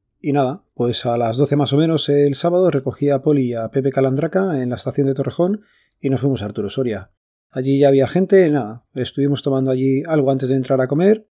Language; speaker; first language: Spanish; native; Spanish